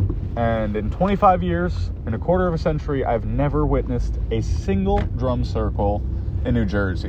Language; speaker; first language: English; native; English